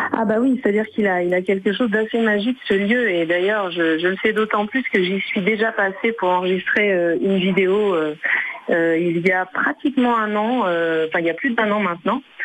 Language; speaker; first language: French; early bilingual, other home language; Arabic